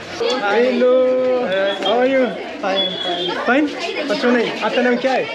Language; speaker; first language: English; non-native, learner; French